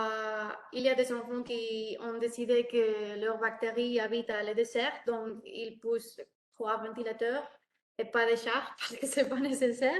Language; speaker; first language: French; non-native, learner; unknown